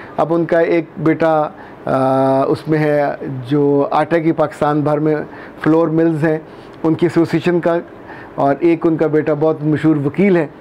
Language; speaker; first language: Urdu; non-native, local second language; Punjabi